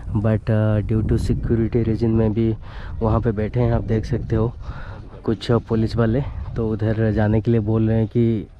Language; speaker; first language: Hindi; non-native, local second language; Odia